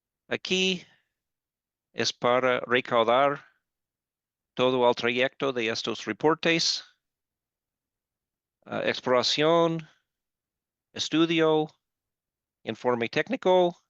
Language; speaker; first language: Spanish; non-native, fluent; English